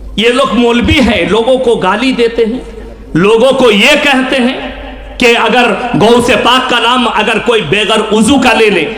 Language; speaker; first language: Urdu; non-native, local second language; Bangla